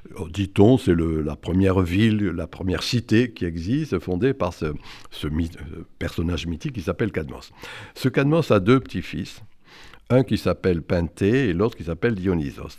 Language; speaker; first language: French; native; French